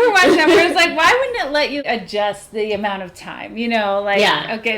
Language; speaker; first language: English; native; English